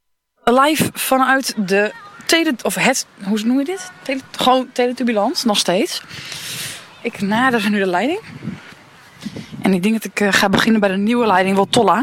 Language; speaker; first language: Dutch; native; Dutch